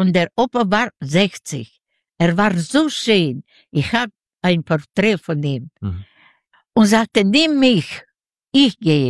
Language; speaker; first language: German; non-native, learner; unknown